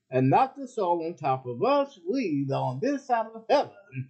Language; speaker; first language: English; native; English